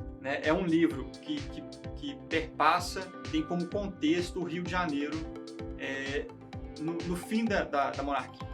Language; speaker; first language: Portuguese; native; Portuguese